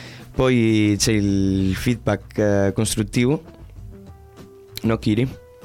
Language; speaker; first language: Italian; non-native, fluent; Spanish